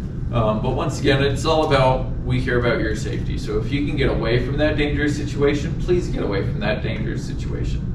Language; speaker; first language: English; native; English